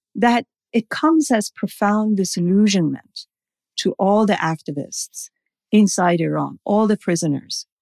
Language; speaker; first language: English; non-native, fluent; Persian